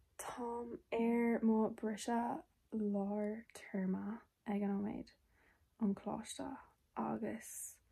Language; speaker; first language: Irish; non-native, local second language; English